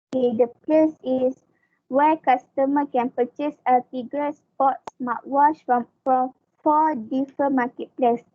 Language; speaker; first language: English; non-native, local second language; Malay